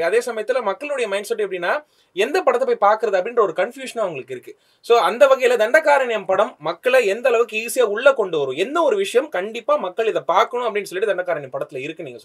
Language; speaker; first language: Tamil; native; Tamil